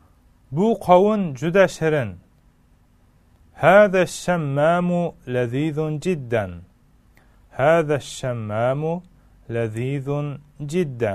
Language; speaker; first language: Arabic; non-native, fluent; Uzbek